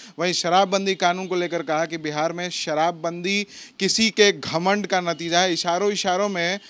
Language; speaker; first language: Hindi; native; Hindi